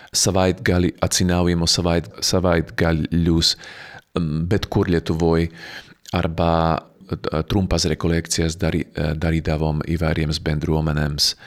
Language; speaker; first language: Lithuanian; non-native, fluent; Slovak